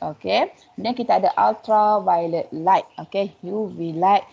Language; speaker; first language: English; non-native, local second language; Malay